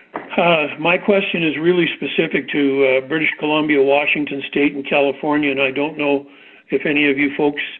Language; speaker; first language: English; native; English